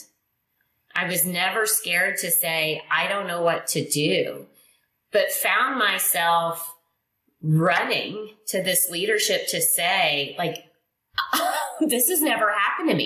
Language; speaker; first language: English; non-native, fluent; Indonesian